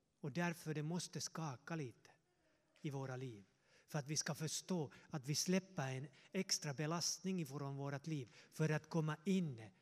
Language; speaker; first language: Swedish; non-native, fluent; Finnish